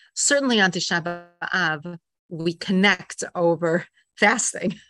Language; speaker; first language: English; native; English